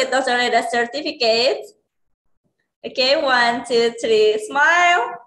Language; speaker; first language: English; non-native, learner; Indonesian